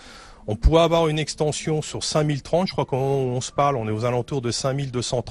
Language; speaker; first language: French; native; French